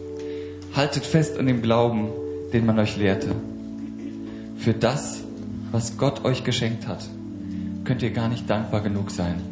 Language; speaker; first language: German; native; German